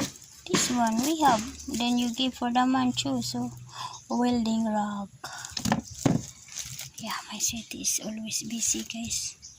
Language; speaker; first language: English; non-native, learner; Cebuano